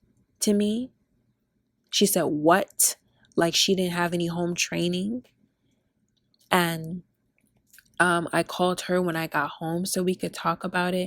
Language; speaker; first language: English; early bilingual, other home language; Spanish